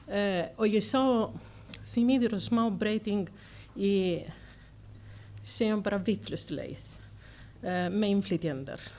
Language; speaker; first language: Icelandic; non-native, learner; Italian